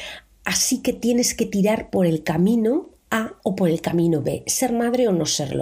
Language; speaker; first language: Spanish; native; Spanish